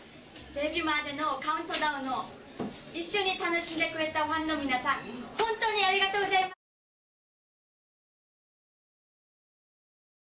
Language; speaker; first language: Japanese; non-native, fluent; Korean